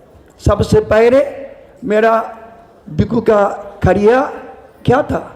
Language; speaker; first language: Hindi; non-native, learner; Japanese